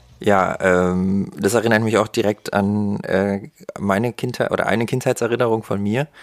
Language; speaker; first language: German; early bilingual, other home language; Russian